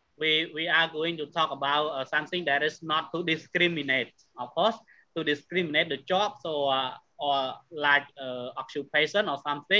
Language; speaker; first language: English; non-native, fluent; Khmer